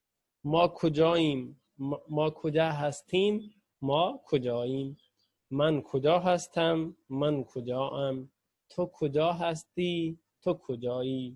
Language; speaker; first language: Persian; non-native, fluent; Urdu